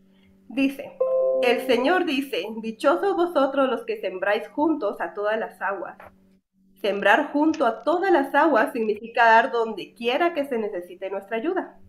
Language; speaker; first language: Spanish; native; Spanish